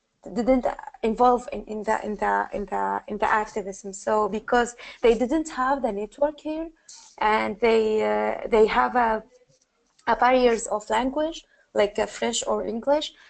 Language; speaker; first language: English; non-native, learner; Arabic